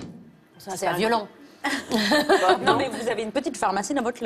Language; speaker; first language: French; native; French